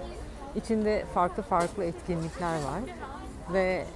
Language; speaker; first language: Turkish; native; Turkish